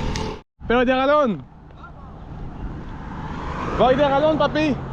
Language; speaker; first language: Spanish; non-native, fluent; French